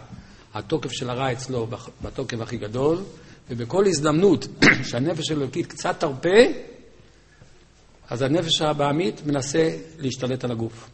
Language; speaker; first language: Hebrew; native; Hebrew